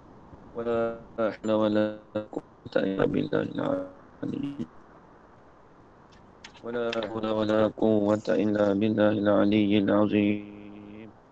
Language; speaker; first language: Arabic; non-native, fluent; Malay